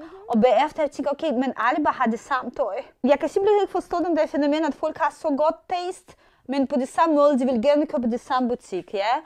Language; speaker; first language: Danish; non-native, fluent; Russian